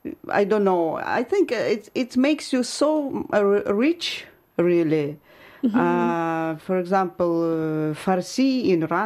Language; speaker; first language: English; non-native, fluent; Ukrainian